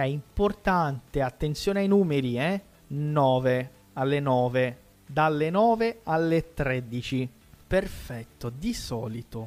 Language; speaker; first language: Italian; non-native, fluent; Portuguese